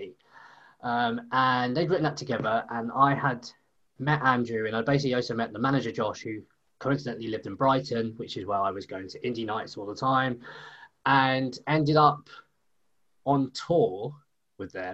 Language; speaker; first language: English; native; English